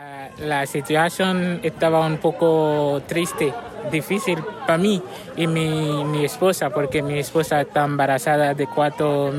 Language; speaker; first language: Spanish; non-native, learner; Haitian Creole